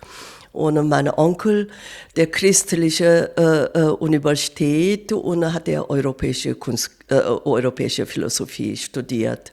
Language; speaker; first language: German; non-native, fluent; Korean